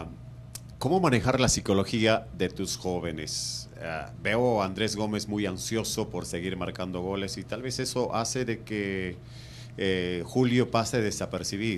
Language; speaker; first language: Spanish; native; Spanish